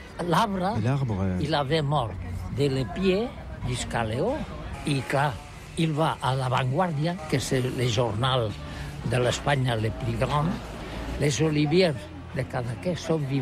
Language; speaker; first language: French; non-native, learner; Catalan